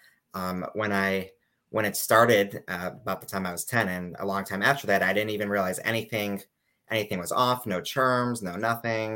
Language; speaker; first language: English; native; English